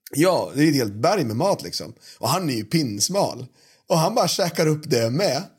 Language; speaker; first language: Swedish; native; Swedish